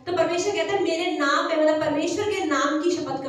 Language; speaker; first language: Hindi; native; Hindi